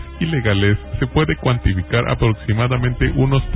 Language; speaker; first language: Spanish; native; Spanish